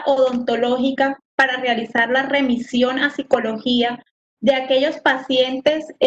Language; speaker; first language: Spanish; native; Spanish